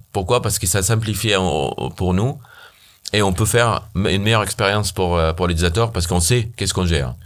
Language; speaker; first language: French; non-native, fluent; Arabic